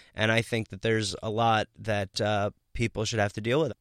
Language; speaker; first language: English; native; English